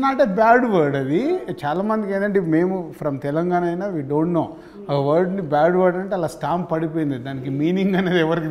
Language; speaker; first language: Telugu; native; Telugu